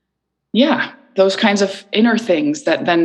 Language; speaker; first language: English; early bilingual, other home language; Icelandic